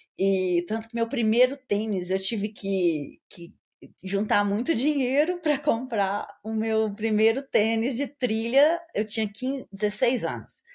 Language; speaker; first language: Portuguese; native; Portuguese